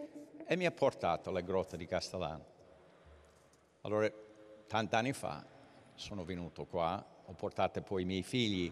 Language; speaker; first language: Italian; early bilingual, heritage; English